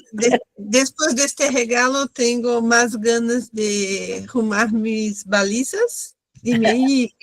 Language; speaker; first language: Spanish; non-native, learner; Portuguese